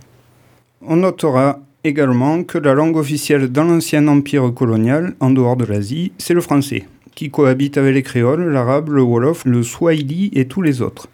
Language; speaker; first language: French; native; French